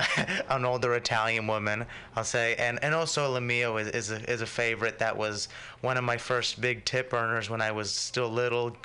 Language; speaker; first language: English; native; English